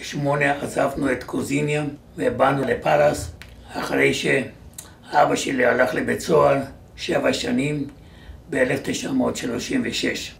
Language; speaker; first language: Hebrew; non-native, fluent; Georgian